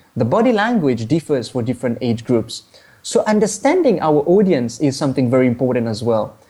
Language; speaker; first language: English; non-native, fluent; Morisyen